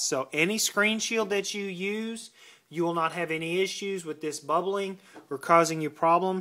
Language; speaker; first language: English; native; English